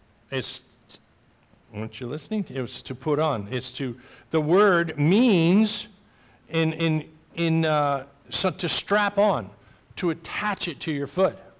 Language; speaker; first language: English; native; English